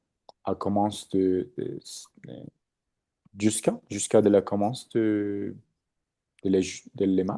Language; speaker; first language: French; non-native, learner; Spanish